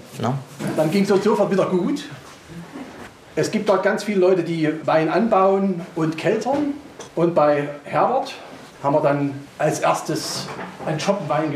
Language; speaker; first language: German; native; German